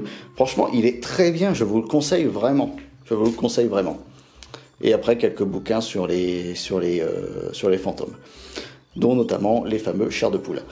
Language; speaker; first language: French; native; French